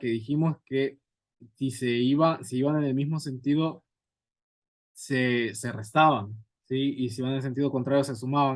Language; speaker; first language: Spanish; native; Spanish